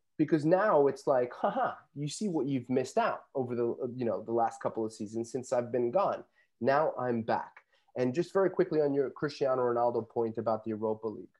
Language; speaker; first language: English; native; English